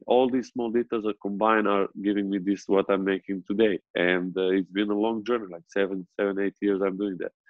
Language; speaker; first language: English; non-native, fluent; Serbian